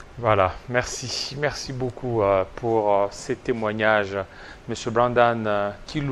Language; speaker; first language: French; non-native, local second language; Lingala